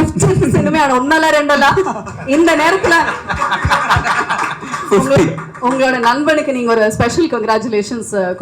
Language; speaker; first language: Tamil; native; Tamil